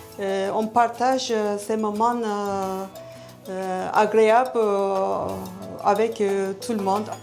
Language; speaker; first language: French; non-native, learner; Turkish